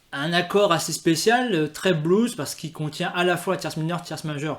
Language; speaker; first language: French; native; French